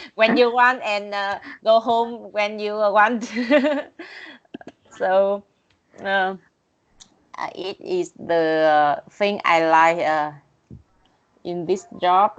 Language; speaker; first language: English; non-native, learner; Vietnamese